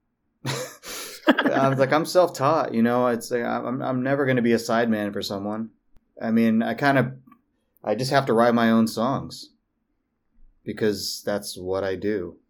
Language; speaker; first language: English; early bilingual, other home language; Filipino